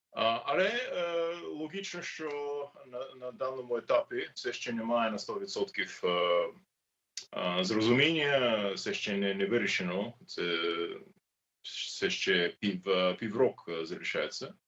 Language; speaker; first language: Ukrainian; non-native, learner; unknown